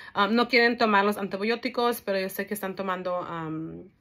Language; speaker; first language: Spanish; early bilingual, heritage; Spanish